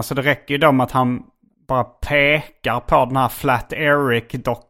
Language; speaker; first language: Swedish; native; Swedish